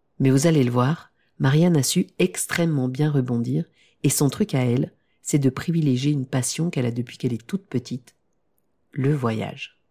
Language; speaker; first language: French; native; French